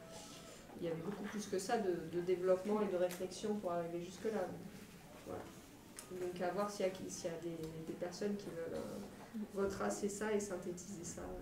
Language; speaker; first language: French; native; French